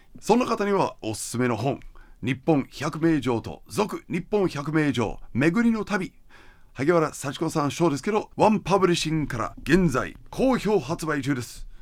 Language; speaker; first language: Japanese; non-native, fluent; English